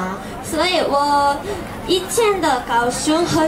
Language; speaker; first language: Chinese; non-native, learner; Korean